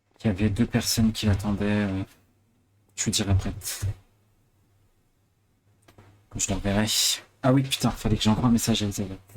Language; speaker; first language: French; native; French